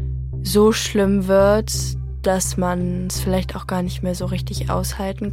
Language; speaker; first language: German; native; German